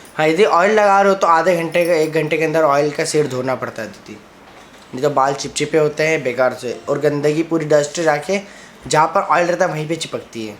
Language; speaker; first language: Hindi; native; Hindi